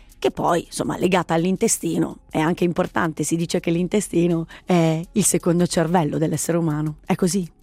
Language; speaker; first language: Italian; native; Italian